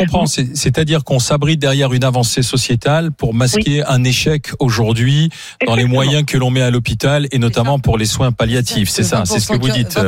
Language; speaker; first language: French; native; French